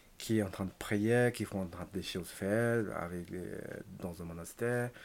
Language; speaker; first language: French; non-native, learner; Tibetan